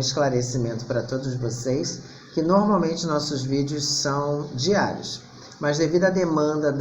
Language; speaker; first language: Portuguese; native; Portuguese